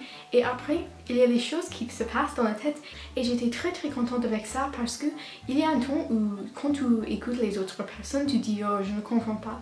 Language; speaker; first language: French; non-native, learner; English